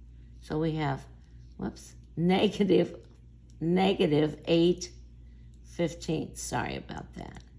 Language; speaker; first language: English; native; English